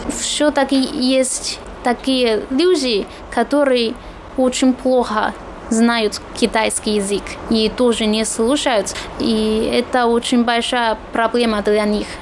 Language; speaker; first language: Russian; non-native, fluent; Chinese